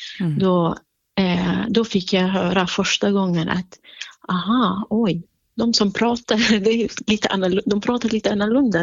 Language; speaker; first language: Swedish; non-native, fluent; Central Kurdish